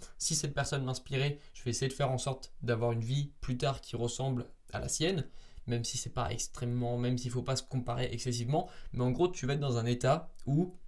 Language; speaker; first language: French; native; French